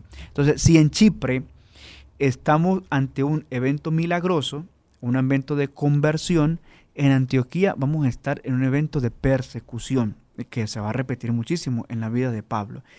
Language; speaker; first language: Spanish; native; Spanish